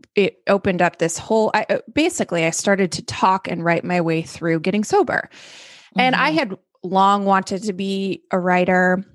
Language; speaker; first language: English; native; English